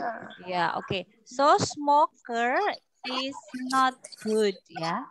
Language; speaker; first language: English; non-native, fluent; Indonesian